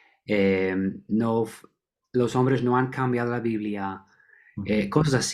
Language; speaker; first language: Spanish; non-native, fluent; English